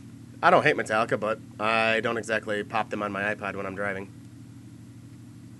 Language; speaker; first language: English; native; English